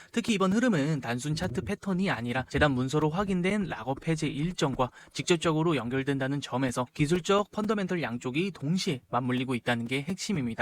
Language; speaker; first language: Korean; native; Korean